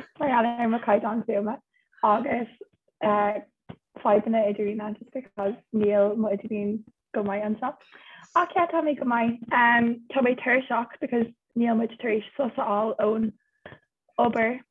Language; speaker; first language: Irish; non-native, local second language; English